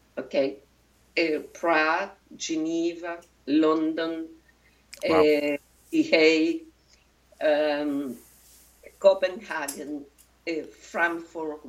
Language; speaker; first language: English; non-native, fluent; Spanish